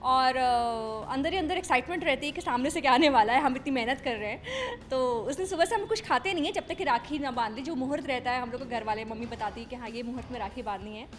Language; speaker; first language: Hindi; native; Hindi